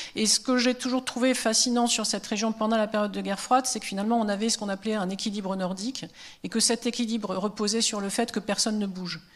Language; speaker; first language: French; native; French